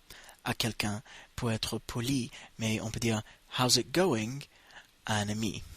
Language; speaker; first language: French; non-native, fluent; English